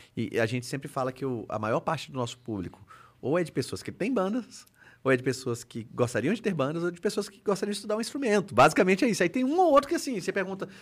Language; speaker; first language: Portuguese; native; Portuguese